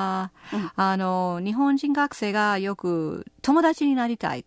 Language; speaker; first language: Japanese; non-native, fluent; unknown